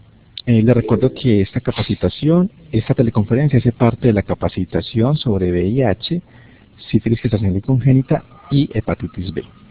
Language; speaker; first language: Spanish; native; Spanish